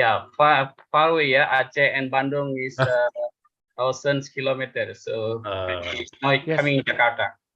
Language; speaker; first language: English; non-native, fluent; Indonesian